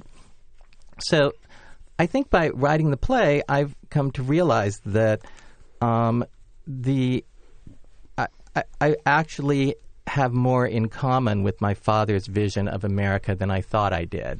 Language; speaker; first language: English; native; English